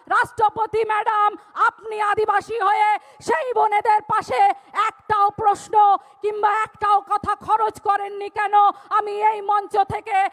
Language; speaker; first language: Bangla; non-native, local second language; Santali